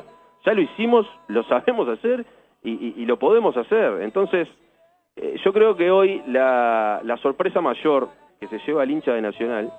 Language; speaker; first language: Spanish; native; Spanish